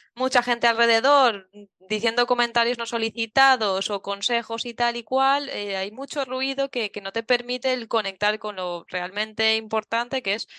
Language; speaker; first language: Spanish; native; Spanish